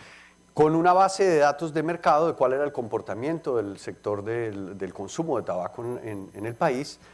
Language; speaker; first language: Spanish; native; Spanish